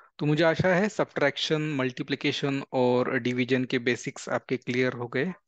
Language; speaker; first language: Hindi; non-native, local second language; Marathi